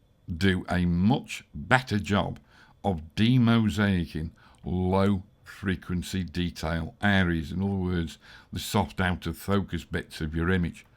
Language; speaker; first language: English; native; English